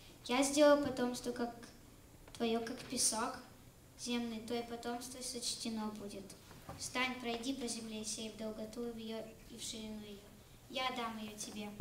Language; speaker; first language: Russian; early bilingual, heritage; Russian